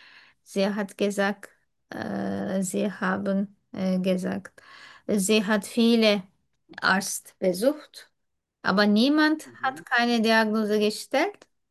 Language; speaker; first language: German; non-native, learner; Turkish